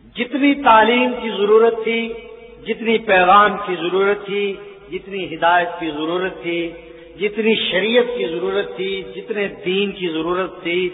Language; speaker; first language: Urdu; non-native, local second language; Punjabi